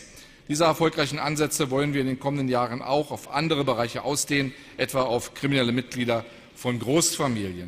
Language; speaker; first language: German; native; German